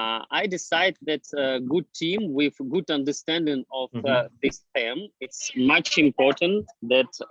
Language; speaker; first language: English; non-native, learner; Russian